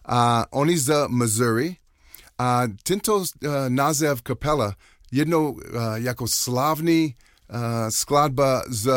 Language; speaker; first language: Czech; non-native, learner; English